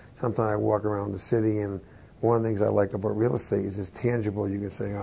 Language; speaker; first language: English; native; English